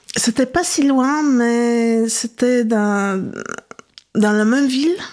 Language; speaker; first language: French; non-native, fluent; Polish